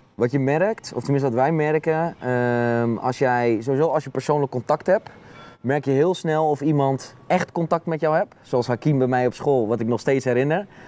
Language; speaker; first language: Dutch; native; Dutch